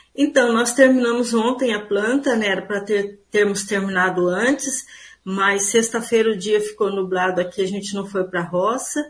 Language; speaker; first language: Portuguese; native; Portuguese